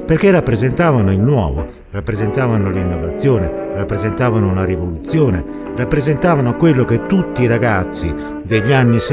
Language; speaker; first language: Italian; native; Italian